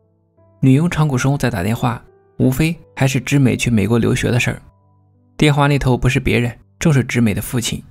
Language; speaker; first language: Chinese; native; Chinese